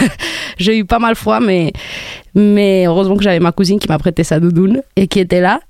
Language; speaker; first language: French; non-native, fluent; Spanish